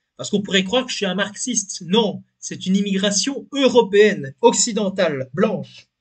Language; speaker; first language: French; native; French